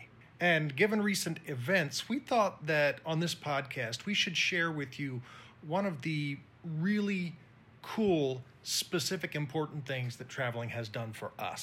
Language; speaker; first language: English; native; English